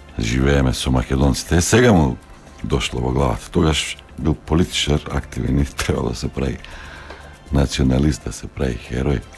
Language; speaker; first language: Macedonian; native; Macedonian